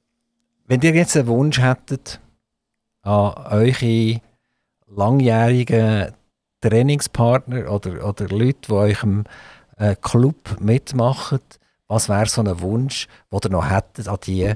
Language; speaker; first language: German; native; German